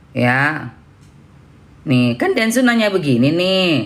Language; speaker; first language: Indonesian; native; Indonesian